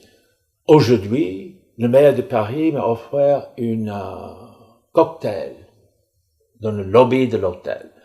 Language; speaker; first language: French; non-native, fluent; English